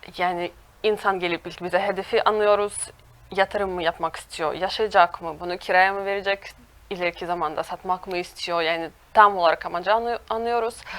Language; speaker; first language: Turkish; non-native, fluent; Russian